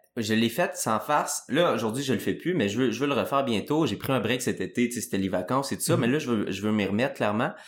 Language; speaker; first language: French; native; French